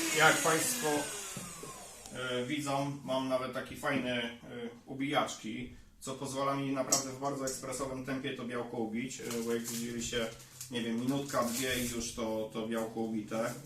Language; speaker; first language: Polish; native; Polish